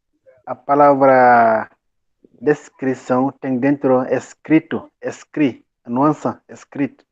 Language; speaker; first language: Portuguese; non-native, learner; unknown